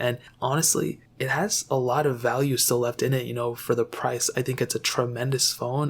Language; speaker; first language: English; native; English